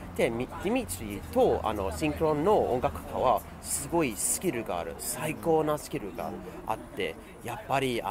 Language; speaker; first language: Japanese; non-native, fluent; English